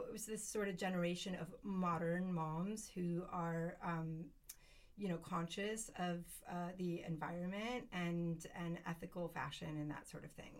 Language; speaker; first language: English; native; English